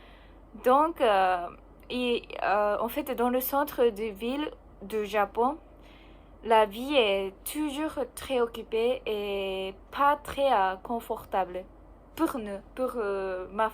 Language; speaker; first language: French; non-native, learner; Japanese